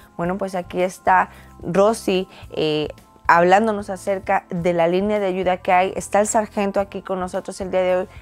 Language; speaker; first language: Spanish; native; Spanish